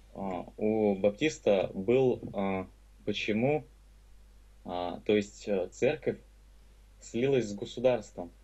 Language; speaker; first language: Russian; native; Russian